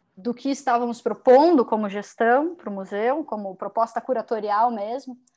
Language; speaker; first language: Portuguese; native; Portuguese